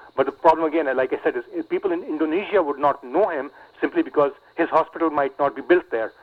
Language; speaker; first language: English; non-native, local second language; Urdu